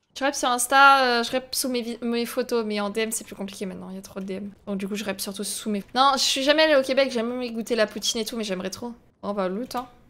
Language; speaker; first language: French; native; French